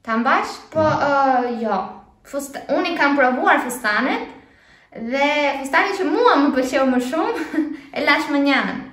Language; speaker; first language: Albanian; early bilingual, heritage; Albanian